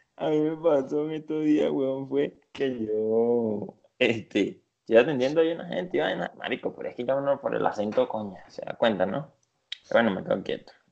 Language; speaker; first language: Spanish; native; Spanish